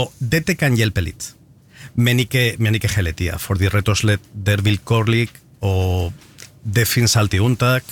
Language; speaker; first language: Norwegian; non-native, fluent; Spanish